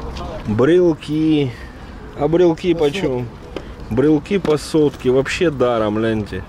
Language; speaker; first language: Russian; native; Russian